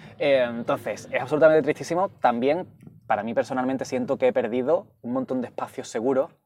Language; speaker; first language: Spanish; native; Spanish